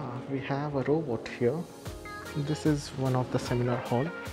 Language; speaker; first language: English; non-native, local second language; Marathi